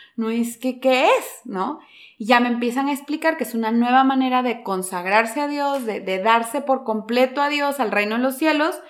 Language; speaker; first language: Spanish; native; Spanish